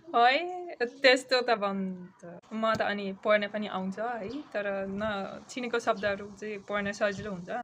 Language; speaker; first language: Nepali; non-native, learner; Dutch